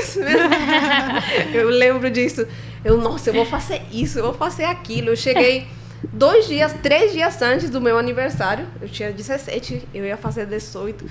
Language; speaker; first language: Portuguese; non-native, fluent; Spanish